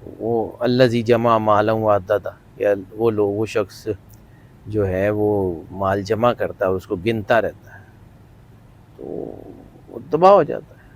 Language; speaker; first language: Urdu; non-native, local second language; Punjabi